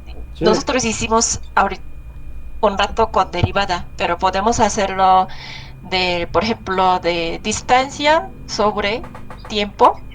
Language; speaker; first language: Spanish; non-native, learner; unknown